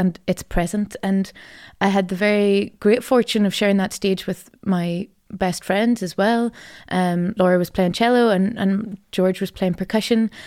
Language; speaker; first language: English; native; English